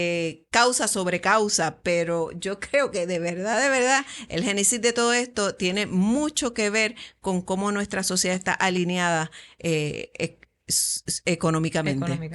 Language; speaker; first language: Spanish; native; Spanish